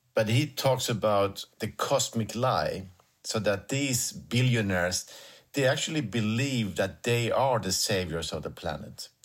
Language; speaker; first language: English; non-native, fluent; Swedish